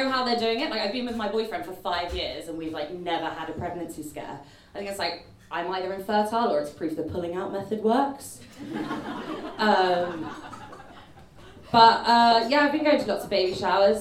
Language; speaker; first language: English; native; English